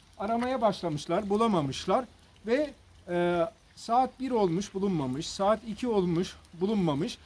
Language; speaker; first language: Turkish; native; Turkish